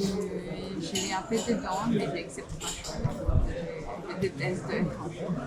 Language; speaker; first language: French; non-native, fluent; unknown